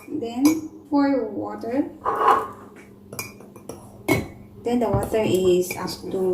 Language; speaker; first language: English; non-native, local second language; Filipino